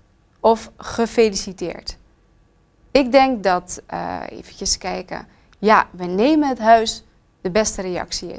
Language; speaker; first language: Dutch; native; Dutch